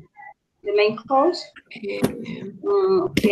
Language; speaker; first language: English; non-native, learner; Spanish